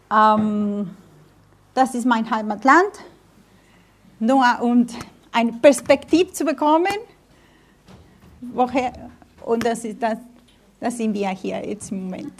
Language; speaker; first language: German; non-native, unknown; Spanish